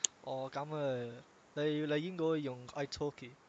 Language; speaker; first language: Cantonese; non-native, learner; English